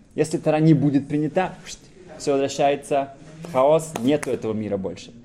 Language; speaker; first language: Russian; early bilingual, heritage; Russian